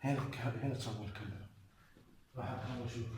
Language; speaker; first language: Arabic; native; Arabic